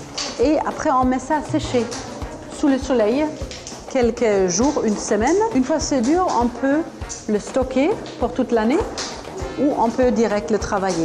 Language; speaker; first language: French; non-native, fluent; German